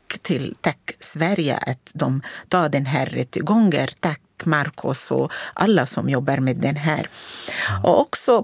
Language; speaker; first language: Swedish; non-native, learner; Arabic